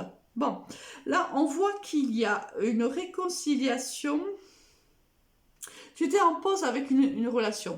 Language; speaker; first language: French; native; French